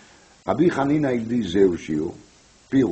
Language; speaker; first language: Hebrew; non-native, fluent; French